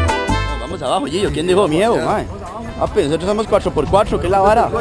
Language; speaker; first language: Spanish; native; Spanish